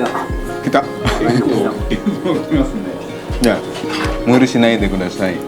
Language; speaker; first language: Japanese; non-native, learner; Indonesian